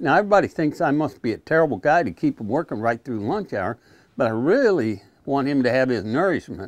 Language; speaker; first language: English; native; English